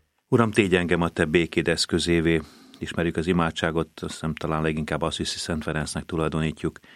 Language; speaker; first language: Hungarian; native; Hungarian